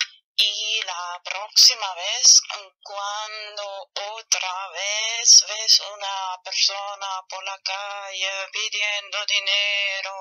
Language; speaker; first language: Spanish; non-native, learner; German